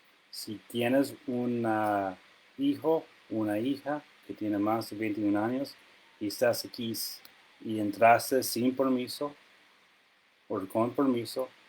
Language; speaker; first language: Spanish; non-native, fluent; English